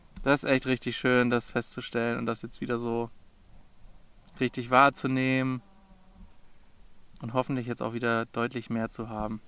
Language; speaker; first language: German; native; German